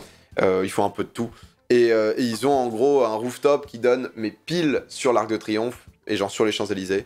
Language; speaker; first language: French; native; French